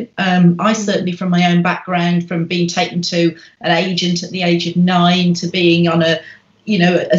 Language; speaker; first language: English; native; English